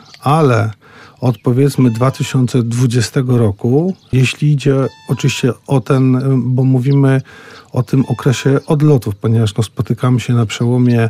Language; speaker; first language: Polish; native; Polish